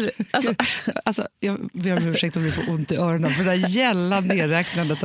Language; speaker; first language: Swedish; native; Swedish